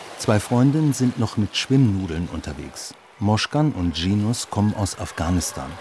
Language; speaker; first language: German; native; German